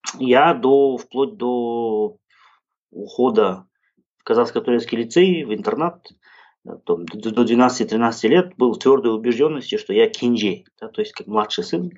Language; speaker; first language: Russian; non-native, local second language; Kazakh